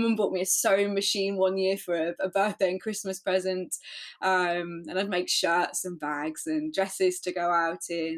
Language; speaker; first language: English; native; English